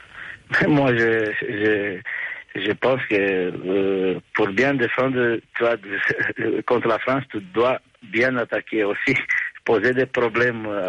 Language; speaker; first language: French; non-native, fluent; Romanian